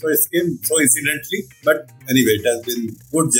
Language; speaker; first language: English; non-native, local second language; Punjabi